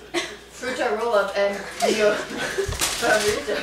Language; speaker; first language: Italian; non-native, learner; English